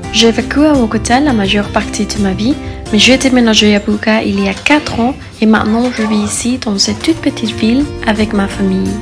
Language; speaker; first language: French; non-native, learner; Spanish